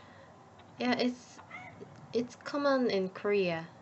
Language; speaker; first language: English; non-native, learner; Korean